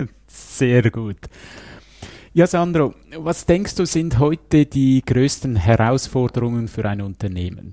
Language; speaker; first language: German; native; German